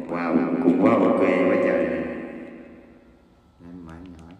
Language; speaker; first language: Vietnamese; native; Vietnamese